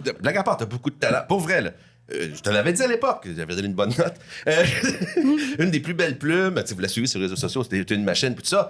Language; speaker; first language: French; native; French